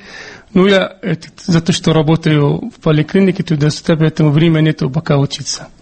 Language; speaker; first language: Russian; non-native, fluent; Arabic